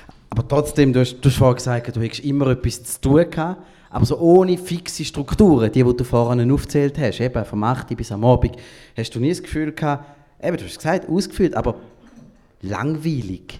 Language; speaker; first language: German; native; German